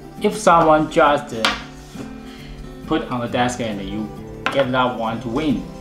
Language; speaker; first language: English; non-native, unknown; Chinese